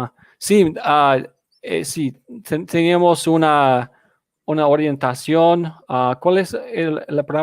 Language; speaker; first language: Spanish; non-native, fluent; English